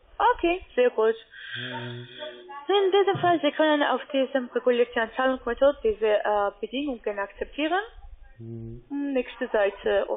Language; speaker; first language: German; non-native, learner; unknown